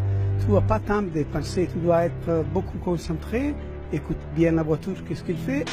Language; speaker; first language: French; non-native, learner; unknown